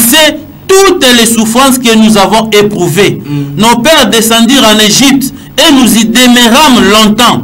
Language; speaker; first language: French; non-native, local second language; Lingala